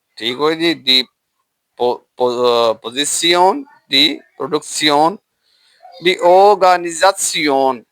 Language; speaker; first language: Urdu; non-native, local second language; Punjabi